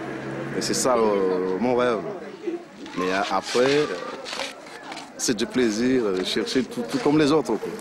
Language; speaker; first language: French; non-native, fluent; Bulgarian